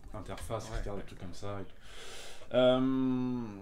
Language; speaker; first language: French; native; French